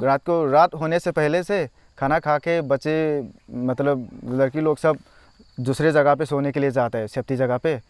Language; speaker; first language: Hindi; non-native, local second language; Manipuri